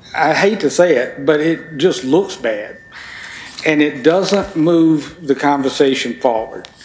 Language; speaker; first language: English; native; English